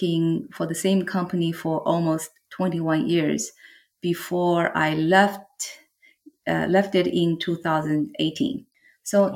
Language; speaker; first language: English; non-native, fluent; Chinese